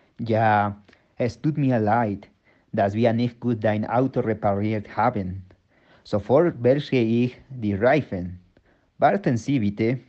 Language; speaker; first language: German; non-native, learner; Spanish